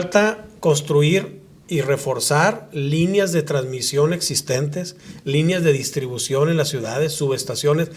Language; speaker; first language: Spanish; native; Spanish